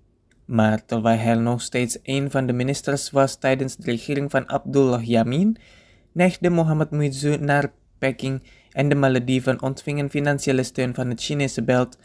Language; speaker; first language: Dutch; non-native, fluent; Indonesian